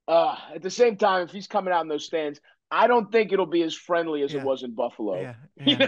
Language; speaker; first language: English; native; English